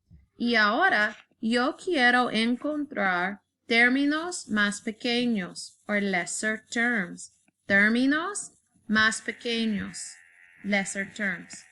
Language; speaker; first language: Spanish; non-native, learner; English